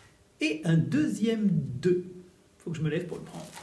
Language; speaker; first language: French; native; French